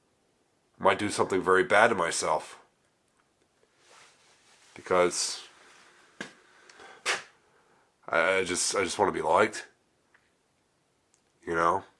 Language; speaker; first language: English; native; English